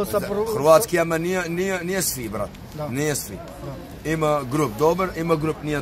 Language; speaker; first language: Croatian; non-native, learner; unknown